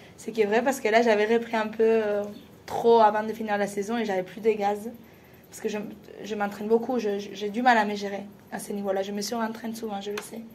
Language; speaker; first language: French; non-native, fluent; Spanish